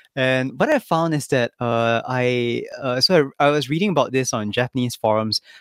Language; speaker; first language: English; native; English